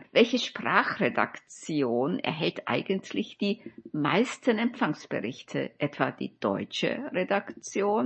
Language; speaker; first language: German; native; German